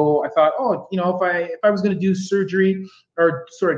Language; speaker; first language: English; native; English